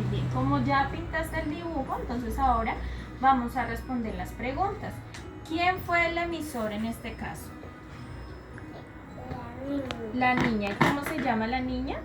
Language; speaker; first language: Spanish; native; Spanish